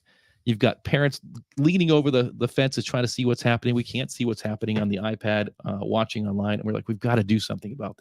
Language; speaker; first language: English; native; English